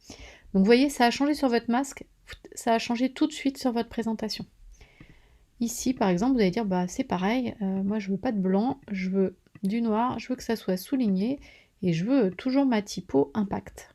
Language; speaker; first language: French; native; French